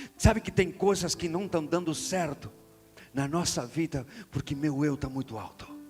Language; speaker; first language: Portuguese; non-native, fluent; Spanish